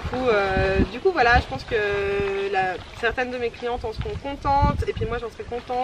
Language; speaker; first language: French; native; French